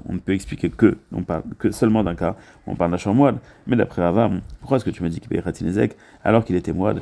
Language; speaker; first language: French; native; French